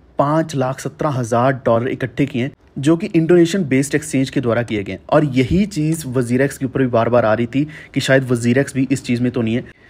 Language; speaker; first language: Hindi; native; Hindi